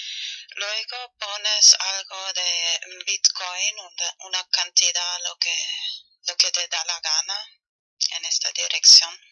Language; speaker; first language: Spanish; non-native, fluent; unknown